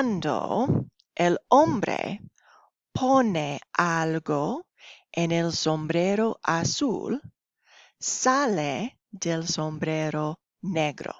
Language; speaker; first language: Spanish; non-native, fluent; English